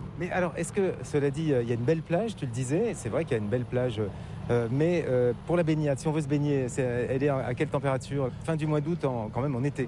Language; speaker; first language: French; native; French